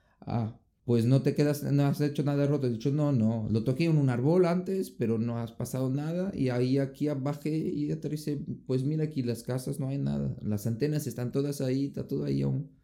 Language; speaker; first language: Spanish; non-native, fluent; Portuguese